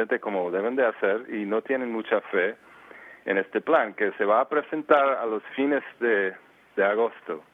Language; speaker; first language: Spanish; early bilingual, heritage; Spanish